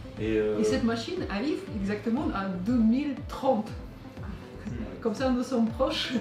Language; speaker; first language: French; non-native, learner; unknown